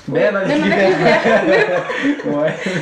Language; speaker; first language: French; non-native, local second language; Arabic